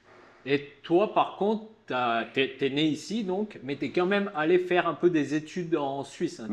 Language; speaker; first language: French; native; French